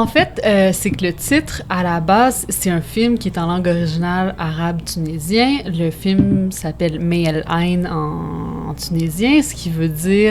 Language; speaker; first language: French; native; French